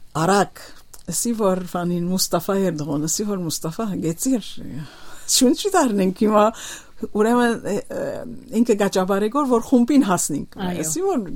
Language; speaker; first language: Armenian; early bilingual, heritage; Armenian